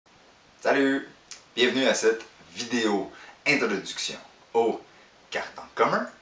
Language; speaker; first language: French; native; French